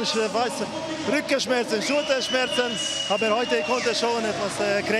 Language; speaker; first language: German; non-native, fluent; Hungarian